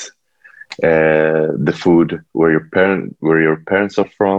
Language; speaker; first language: English; non-native, fluent; Swedish